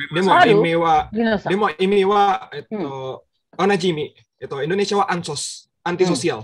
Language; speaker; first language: Japanese; non-native, learner; Indonesian